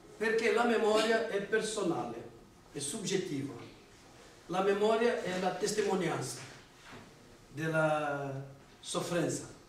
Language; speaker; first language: Italian; non-native, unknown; Portuguese